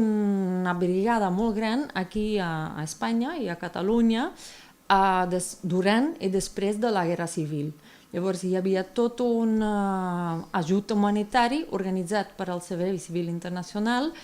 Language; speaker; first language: Catalan; non-native, fluent; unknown